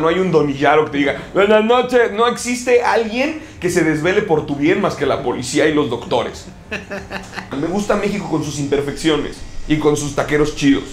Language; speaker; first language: Spanish; native; Spanish